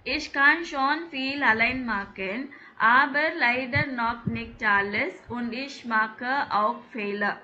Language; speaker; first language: German; non-native, fluent; Tamil